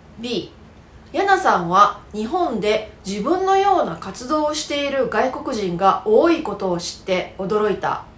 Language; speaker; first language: Japanese; native; Japanese